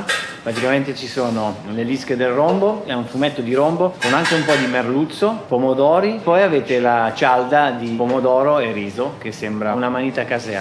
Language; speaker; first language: Italian; native; Italian